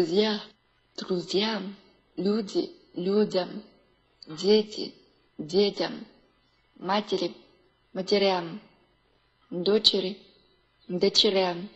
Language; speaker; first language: Russian; non-native, fluent; Chinese